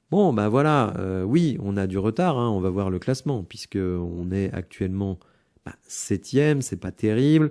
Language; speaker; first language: French; native; French